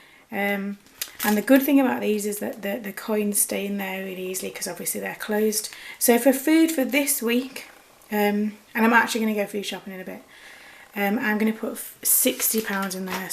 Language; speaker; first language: English; native; English